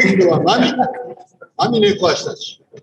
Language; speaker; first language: Japanese; native; Japanese